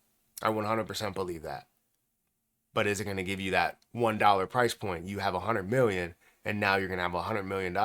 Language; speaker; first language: English; native; English